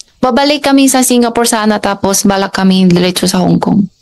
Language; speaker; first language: Filipino; non-native, learner; Chinese